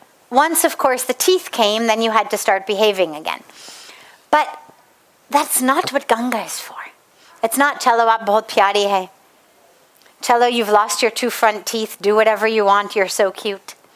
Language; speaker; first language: English; native; English